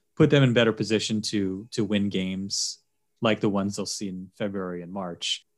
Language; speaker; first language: English; native; English